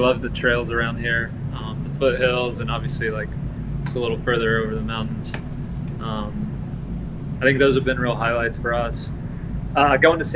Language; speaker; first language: English; early bilingual, other home language; Spanish